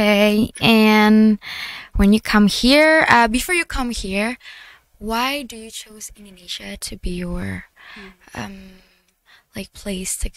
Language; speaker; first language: English; non-native, learner; Indonesian